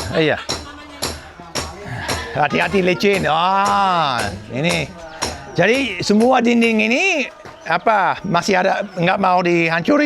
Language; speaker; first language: Indonesian; non-native, fluent; English